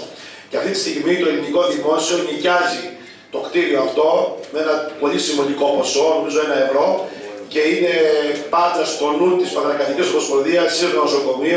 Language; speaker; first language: Greek; native; Greek